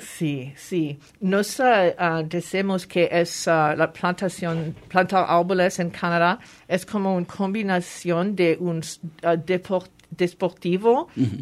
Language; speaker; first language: Spanish; non-native, fluent; French